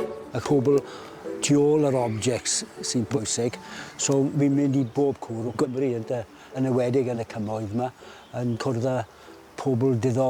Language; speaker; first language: Welsh; non-native, fluent; English